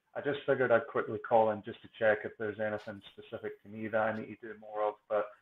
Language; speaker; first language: English; native; English